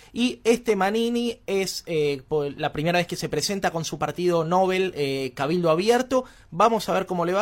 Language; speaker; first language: Spanish; native; Spanish